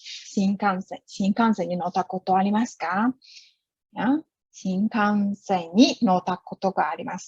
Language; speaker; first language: Japanese; non-native, fluent; Chinese